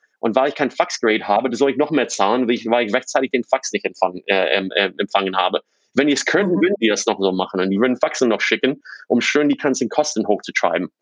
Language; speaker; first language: German; non-native, fluent; English